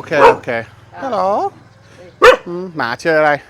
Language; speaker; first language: Thai; non-native, learner; English